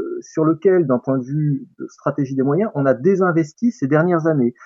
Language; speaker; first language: French; native; French